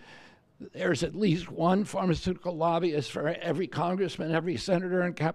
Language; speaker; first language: English; native; English